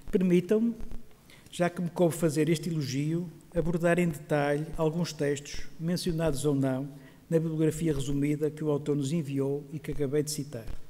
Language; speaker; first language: Portuguese; native; Portuguese